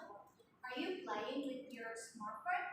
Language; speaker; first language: English; non-native, learner; Indonesian